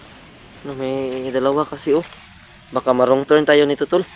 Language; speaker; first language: Filipino; non-native, local second language; Cebuano